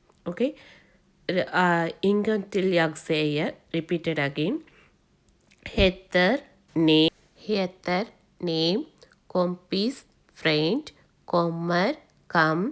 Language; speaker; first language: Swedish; non-native, learner; Tamil